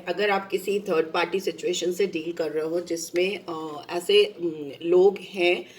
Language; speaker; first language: Hindi; native; Hindi